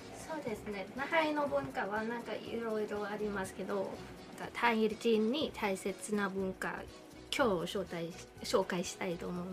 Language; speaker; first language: Japanese; non-native, learner; Thai